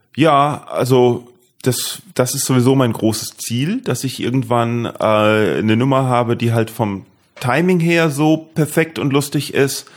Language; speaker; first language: German; native; German